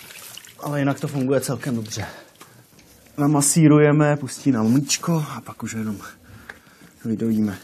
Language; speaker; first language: Czech; native; Czech